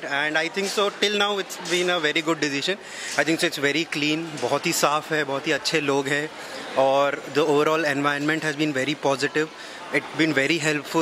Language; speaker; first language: Hindi; native; Hindi